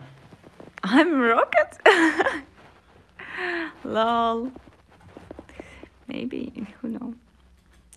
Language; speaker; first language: English; non-native, learner; Russian